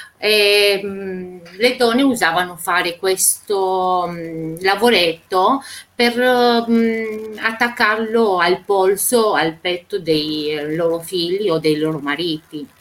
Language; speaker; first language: Italian; non-native, fluent; Romanian